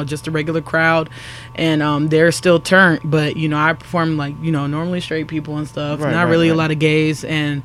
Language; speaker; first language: English; native; English